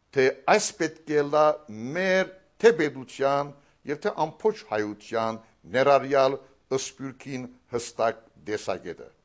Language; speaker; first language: Armenian; native; Armenian